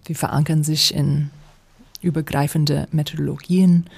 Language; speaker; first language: German; non-native, fluent; English